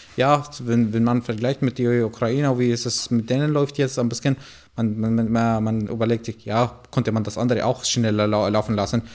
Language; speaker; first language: German; non-native, fluent; Arabic